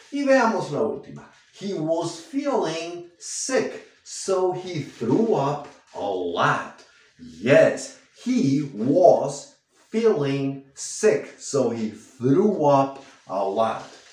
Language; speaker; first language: English; non-native, fluent; Spanish